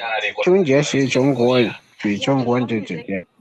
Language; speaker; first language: Chinese; non-native, learner; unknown